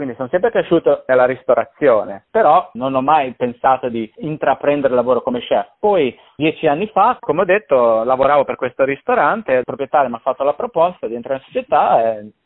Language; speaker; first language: Italian; native; Italian